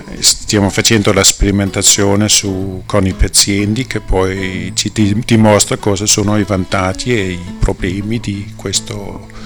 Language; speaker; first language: Italian; non-native, fluent; Danish